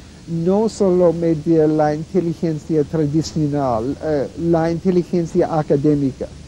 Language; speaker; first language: Spanish; non-native, fluent; English